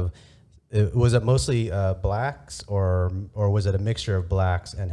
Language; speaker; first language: English; early bilingual, other home language; Vietnamese